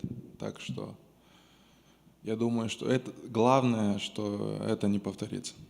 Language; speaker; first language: Russian; non-native, local second language; Romanian